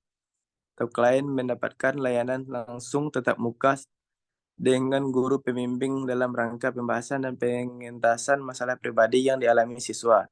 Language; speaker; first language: Indonesian; native; Indonesian